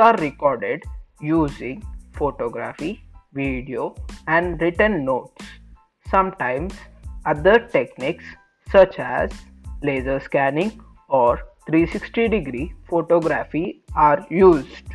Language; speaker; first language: English; non-native, local second language; Telugu